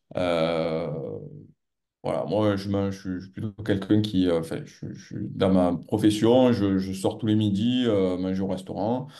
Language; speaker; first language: French; native; French